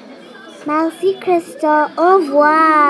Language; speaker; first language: French; non-native, learner; English